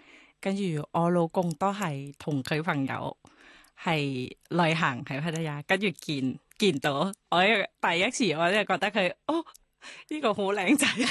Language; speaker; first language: Cantonese; non-native, fluent; Thai